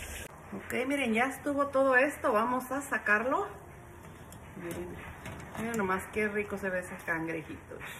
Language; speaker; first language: Spanish; native; Spanish